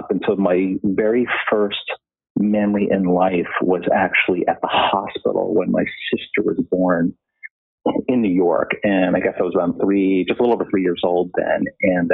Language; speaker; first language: English; native; English